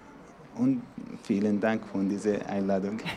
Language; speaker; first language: German; non-native, learner; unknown